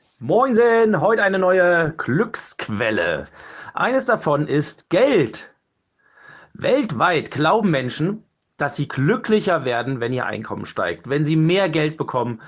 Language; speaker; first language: German; native; German